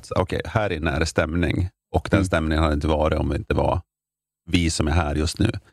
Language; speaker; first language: Swedish; native; Swedish